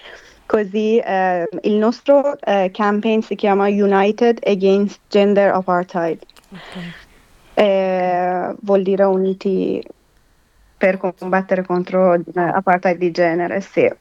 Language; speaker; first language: Italian; non-native, fluent; Persian